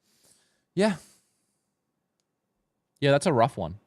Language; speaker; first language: English; native; English